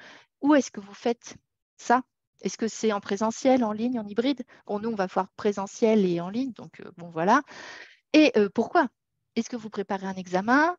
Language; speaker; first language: French; native; French